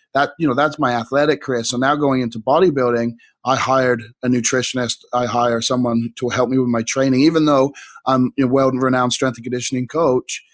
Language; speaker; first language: English; native; English